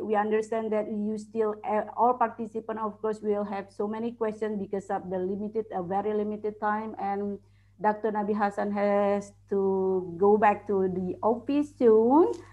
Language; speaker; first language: English; non-native, fluent; Indonesian